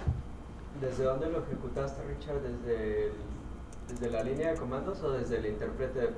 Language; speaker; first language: Spanish; native; Spanish